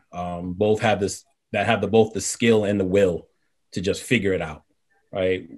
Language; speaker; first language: English; native; English